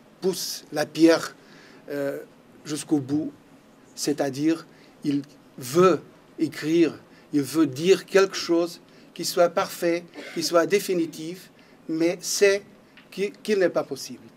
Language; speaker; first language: French; non-native, fluent; Portuguese